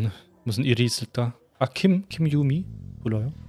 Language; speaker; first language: Korean; non-native, fluent; German